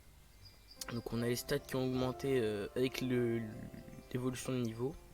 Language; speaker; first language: French; native; French